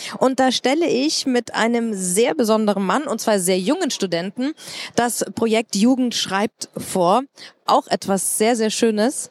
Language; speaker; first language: German; native; German